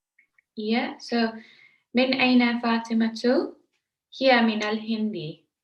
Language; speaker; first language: Arabic; non-native, learner; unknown